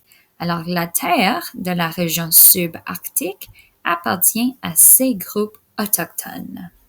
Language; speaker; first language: French; non-native, local second language; English